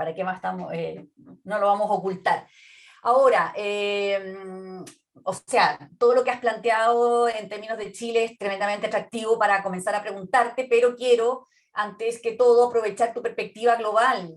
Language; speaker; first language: Spanish; native; Spanish